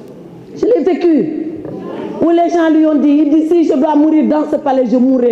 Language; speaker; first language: French; non-native, local second language; Wolof